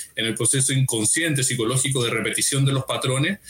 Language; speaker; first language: Spanish; native; Spanish